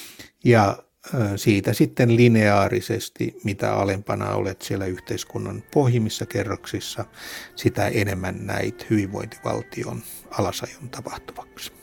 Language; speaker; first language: Finnish; native; Finnish